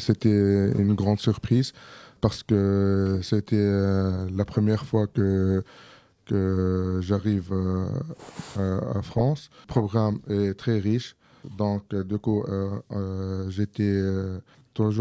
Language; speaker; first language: French; non-native, local second language; Arabic